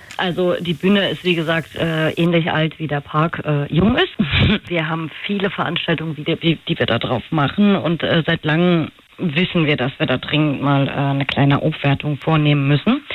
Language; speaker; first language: German; native; German